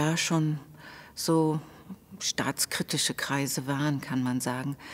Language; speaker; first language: German; native; German